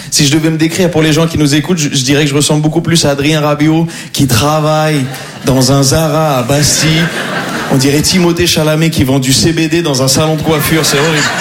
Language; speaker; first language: French; native; French